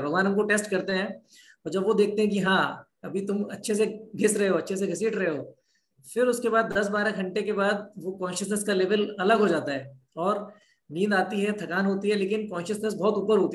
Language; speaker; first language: Hindi; native; Hindi